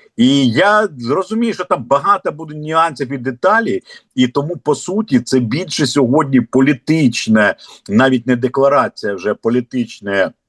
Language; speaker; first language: Ukrainian; non-native, local second language; Russian